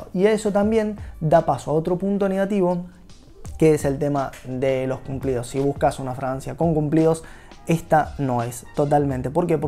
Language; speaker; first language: Spanish; native; Spanish